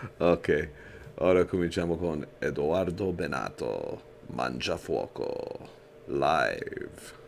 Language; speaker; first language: Italian; early bilingual, heritage; Italian